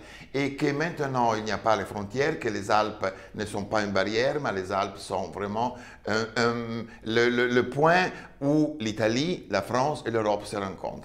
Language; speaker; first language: French; non-native, fluent; Italian